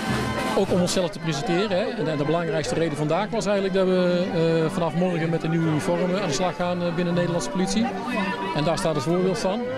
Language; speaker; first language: Dutch; native; Dutch